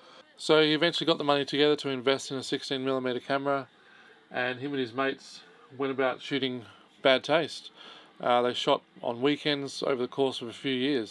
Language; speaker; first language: English; native; English